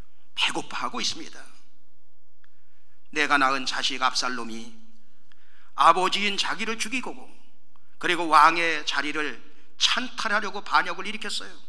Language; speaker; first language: Korean; native; Korean